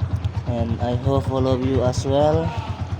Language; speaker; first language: English; non-native, learner; Indonesian